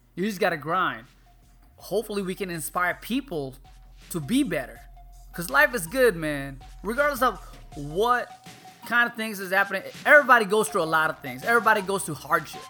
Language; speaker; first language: English; non-native, local second language; Filipino